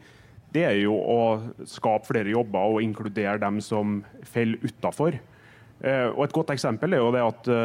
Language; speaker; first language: Norwegian; native; Norwegian